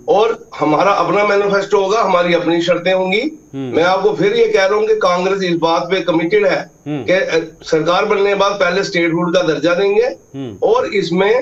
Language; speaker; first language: Hindi; native; Hindi